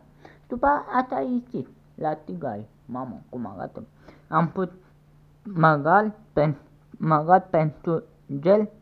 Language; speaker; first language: Romanian; non-native, learner; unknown